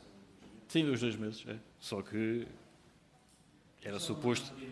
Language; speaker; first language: Portuguese; native; Portuguese